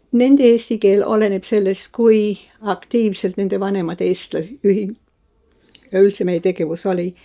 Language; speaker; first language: Estonian; early bilingual, heritage; Estonian